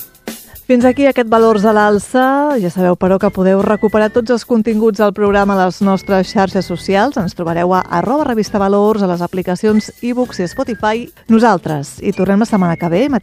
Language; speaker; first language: Catalan; native; Catalan